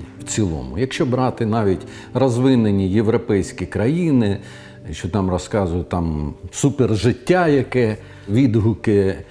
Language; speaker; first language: Ukrainian; non-native, local second language; Russian